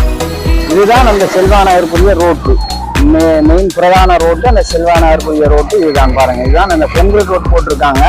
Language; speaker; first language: Tamil; native; Tamil